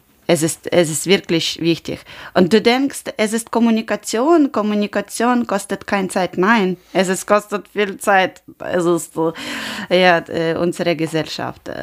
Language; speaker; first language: German; non-native, learner; Ukrainian